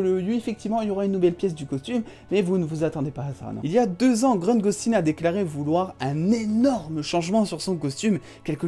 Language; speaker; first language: French; native; French